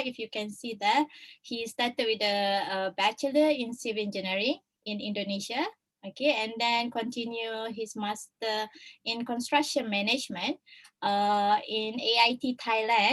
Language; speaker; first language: English; non-native, local second language; Malay